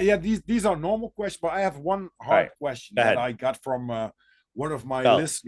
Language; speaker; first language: English; non-native, fluent; Dutch